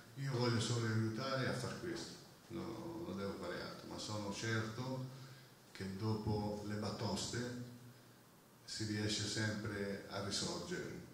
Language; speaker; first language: Italian; native; Italian